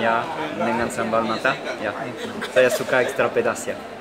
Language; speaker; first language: Indonesian; non-native, learner; French